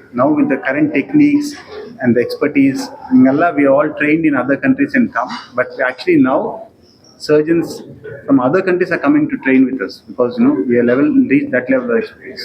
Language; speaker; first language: English; non-native, local second language; Telugu